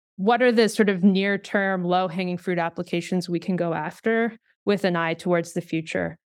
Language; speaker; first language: English; native; English